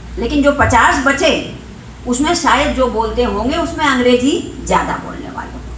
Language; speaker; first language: Hindi; native; Hindi